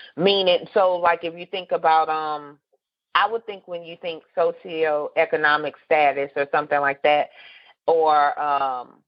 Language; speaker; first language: English; native; English